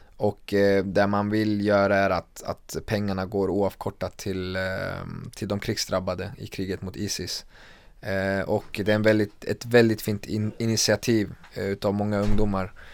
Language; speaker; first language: Swedish; early bilingual, other home language; Kurdish